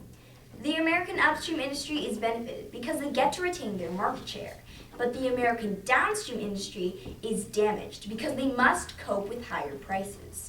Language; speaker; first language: English; native; English